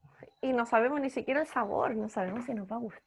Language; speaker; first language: Spanish; native; Spanish